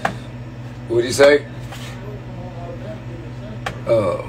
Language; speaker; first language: English; native; English